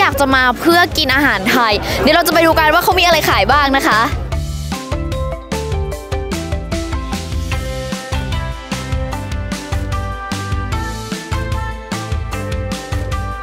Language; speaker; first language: Thai; native; Thai